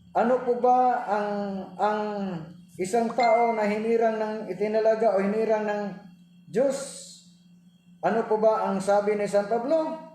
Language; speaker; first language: Filipino; non-native, local second language; Cebuano